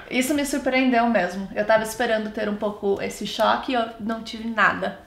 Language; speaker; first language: Portuguese; native; Portuguese